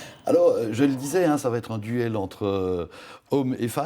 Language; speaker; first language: French; native; French